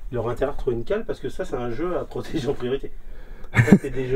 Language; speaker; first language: French; native; French